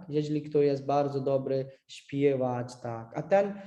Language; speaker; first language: Polish; non-native, learner; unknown